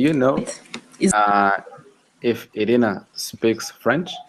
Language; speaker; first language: English; non-native, fluent; Russian